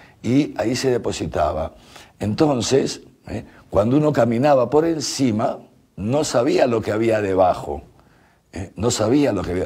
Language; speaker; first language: Spanish; native; Spanish